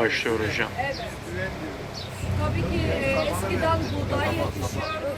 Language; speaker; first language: Turkish; non-native, learner; Arabic